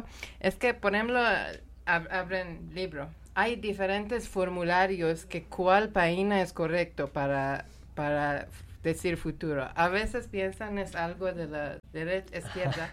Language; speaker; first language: Spanish; non-native, learner; Persian